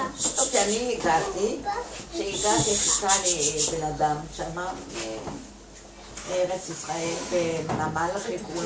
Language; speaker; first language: Hebrew; non-native, fluent; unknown